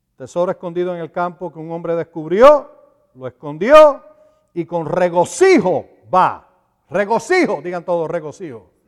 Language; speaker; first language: Spanish; native; Spanish